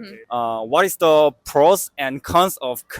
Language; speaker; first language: English; non-native, learner; Korean